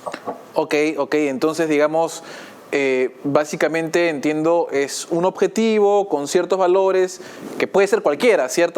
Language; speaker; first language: Spanish; native; Spanish